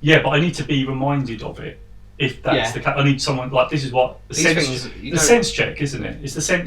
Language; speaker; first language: English; native; English